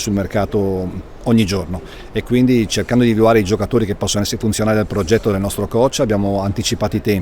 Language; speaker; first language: Italian; native; Italian